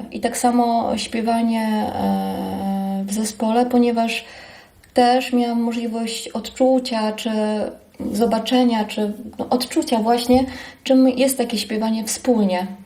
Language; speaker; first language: Polish; native; Polish